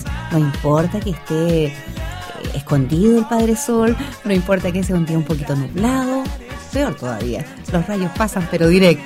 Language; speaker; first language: Spanish; native; Spanish